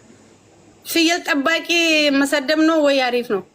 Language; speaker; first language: Amharic; non-native, local second language; Oromo